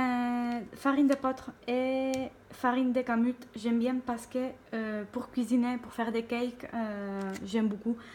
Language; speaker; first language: French; non-native, fluent; Spanish